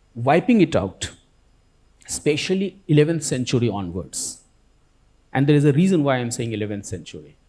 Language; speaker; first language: English; non-native, local second language; Gujarati